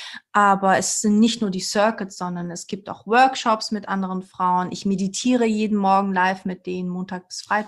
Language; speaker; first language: German; early bilingual, other home language; Portuguese